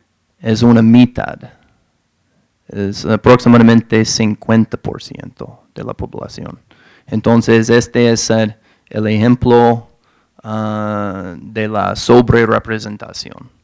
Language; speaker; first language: Spanish; non-native, fluent; English